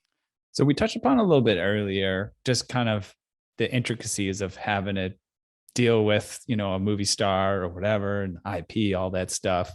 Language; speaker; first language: English; native; English